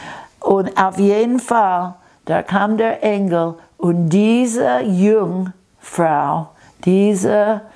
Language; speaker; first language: German; non-native, fluent; English